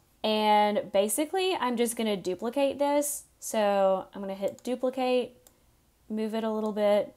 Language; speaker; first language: English; native; English